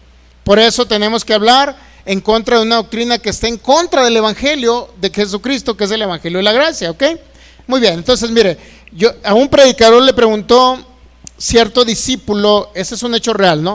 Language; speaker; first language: Spanish; native; Spanish